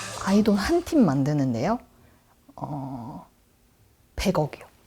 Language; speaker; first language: Korean; native; Korean